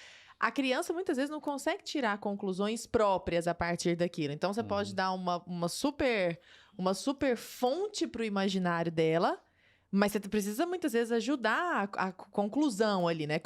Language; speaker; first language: Portuguese; native; Portuguese